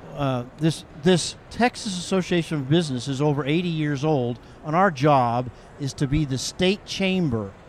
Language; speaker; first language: English; native; English